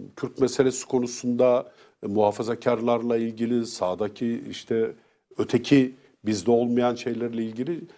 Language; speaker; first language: Turkish; native; Turkish